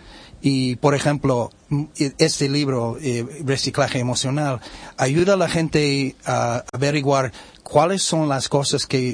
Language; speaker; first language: Spanish; non-native, learner; English